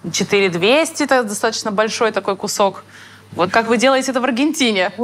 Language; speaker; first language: Russian; native; Russian